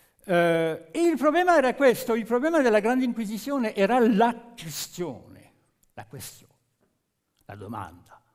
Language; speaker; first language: Italian; non-native, fluent; French